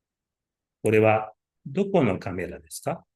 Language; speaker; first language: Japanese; non-native, learner; Uzbek